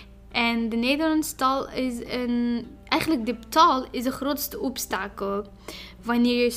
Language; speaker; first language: Dutch; non-native, fluent; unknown